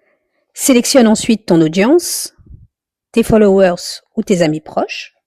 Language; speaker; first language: French; native; French